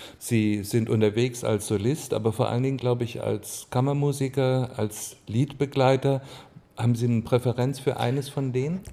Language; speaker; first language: German; native; German